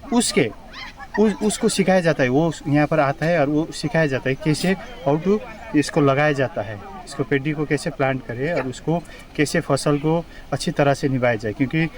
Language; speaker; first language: Hindi; non-native, local second language; Nepali